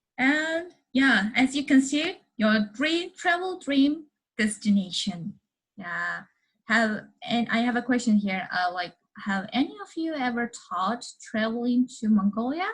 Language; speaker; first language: English; non-native, learner; Mongolian